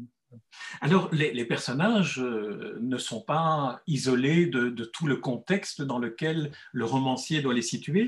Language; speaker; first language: French; native; French